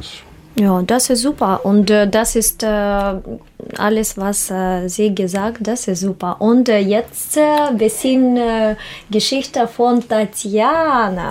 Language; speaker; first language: German; non-native, learner; Russian